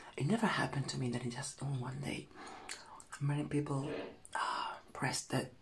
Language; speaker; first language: English; non-native, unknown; Spanish